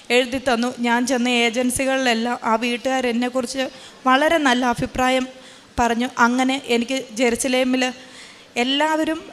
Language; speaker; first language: Malayalam; native; Malayalam